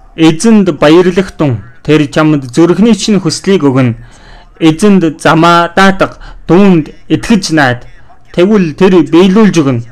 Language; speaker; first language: Mongolian; non-native, fluent; Korean